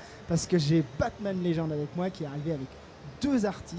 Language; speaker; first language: French; native; French